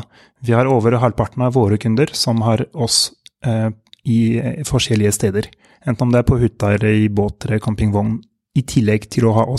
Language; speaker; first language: Norwegian; non-native, fluent; French